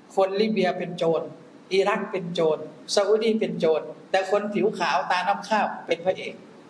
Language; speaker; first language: Thai; non-native, local second language; Malay